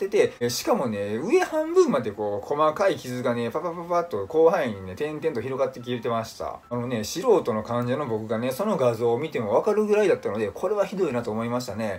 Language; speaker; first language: Japanese; native; Japanese